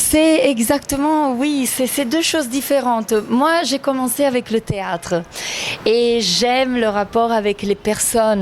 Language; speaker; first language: French; non-native, fluent; Italian